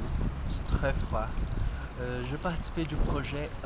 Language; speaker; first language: French; non-native, fluent; Portuguese